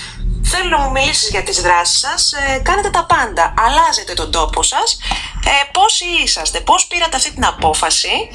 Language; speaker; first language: Greek; native; Greek